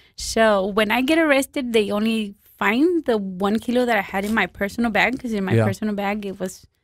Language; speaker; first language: English; non-native, fluent; Spanish